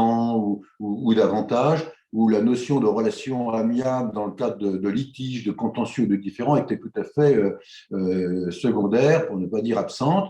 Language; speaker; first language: French; native; French